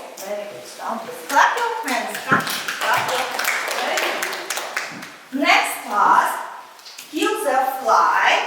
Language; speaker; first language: English; non-native, learner; Kazakh